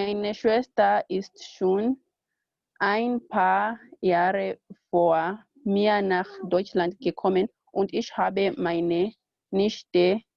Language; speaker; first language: German; non-native, learner; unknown